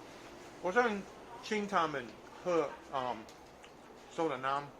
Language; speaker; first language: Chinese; non-native, learner; English